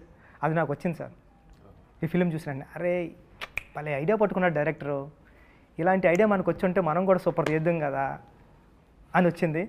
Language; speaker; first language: Telugu; native; Telugu